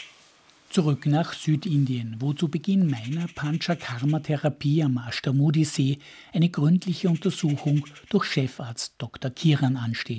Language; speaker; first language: German; native; German